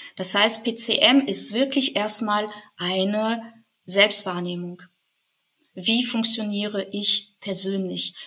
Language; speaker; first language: German; non-native, fluent; French